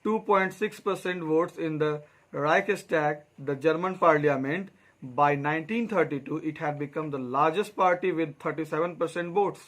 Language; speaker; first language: English; non-native, local second language; Hindi